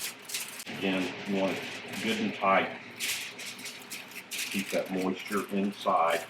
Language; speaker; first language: English; native; English